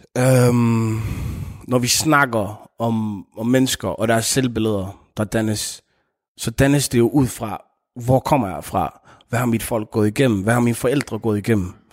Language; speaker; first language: Danish; early bilingual, other home language; Arabic